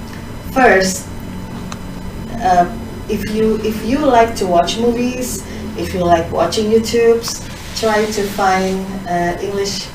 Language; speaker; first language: English; non-native, fluent; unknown